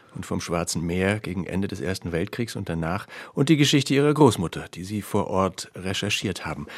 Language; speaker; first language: German; native; German